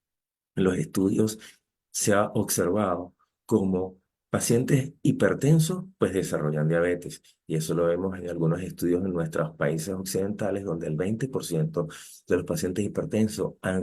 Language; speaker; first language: Spanish; native; Spanish